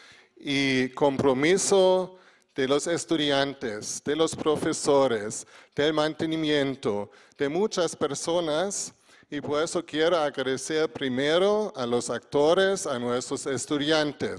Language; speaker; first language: Spanish; non-native, fluent; German